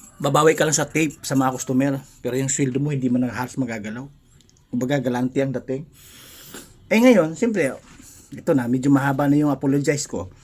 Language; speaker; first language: Filipino; non-native, local second language; Cebuano